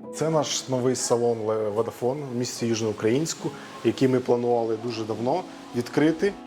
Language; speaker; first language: Ukrainian; native; Ukrainian